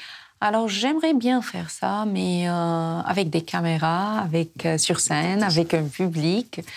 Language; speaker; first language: French; non-native, fluent; Arabic